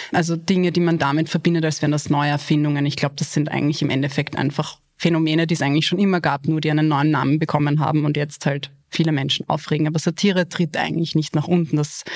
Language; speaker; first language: German; early bilingual, other home language; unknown